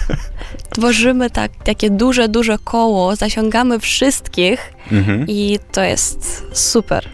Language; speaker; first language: Polish; non-native, fluent; Romanian